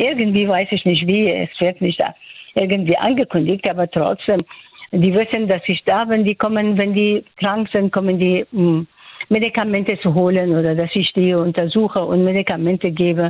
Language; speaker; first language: German; non-native, fluent; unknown